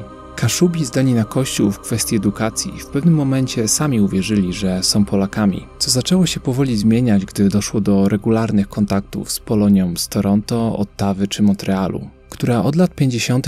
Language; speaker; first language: Polish; native; Polish